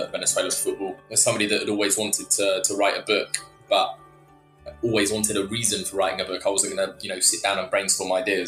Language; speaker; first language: English; native; English